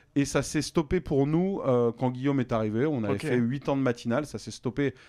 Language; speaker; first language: French; native; French